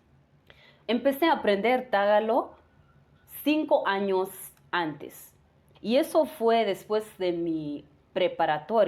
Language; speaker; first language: Spanish; non-native, fluent; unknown